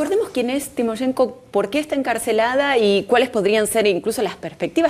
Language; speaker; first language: Spanish; native; Spanish